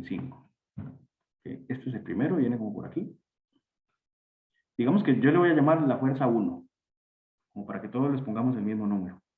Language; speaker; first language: Spanish; native; Spanish